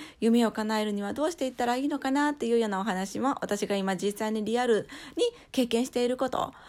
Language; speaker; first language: Japanese; native; Japanese